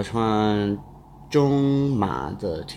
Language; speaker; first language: Chinese; non-native, learner; English